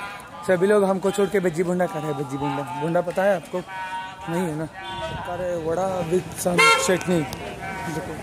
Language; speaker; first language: Hindi; non-native, local second language; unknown